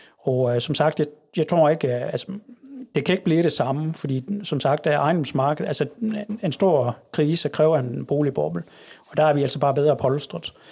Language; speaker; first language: Danish; native; Danish